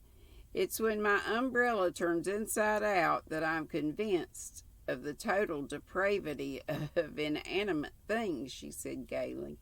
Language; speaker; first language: English; native; English